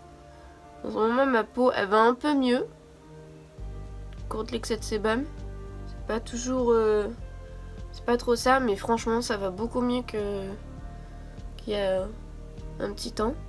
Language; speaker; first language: French; native; French